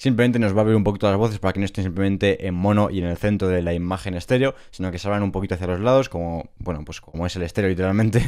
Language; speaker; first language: Spanish; native; Spanish